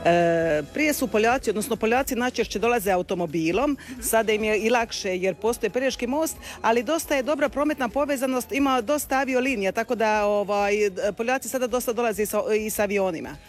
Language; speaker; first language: Serbian; native; Serbian